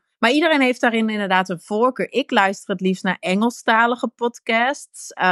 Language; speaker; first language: Dutch; native; Dutch